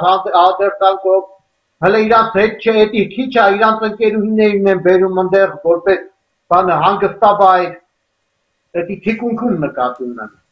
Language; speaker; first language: Armenian; native; Armenian